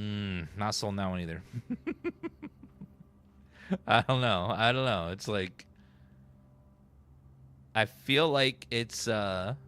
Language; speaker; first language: English; native; English